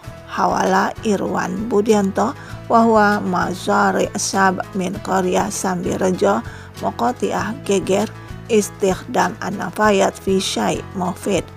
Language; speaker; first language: Arabic; non-native, fluent; Indonesian